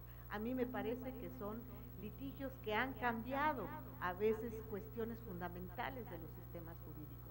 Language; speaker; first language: Spanish; native; Spanish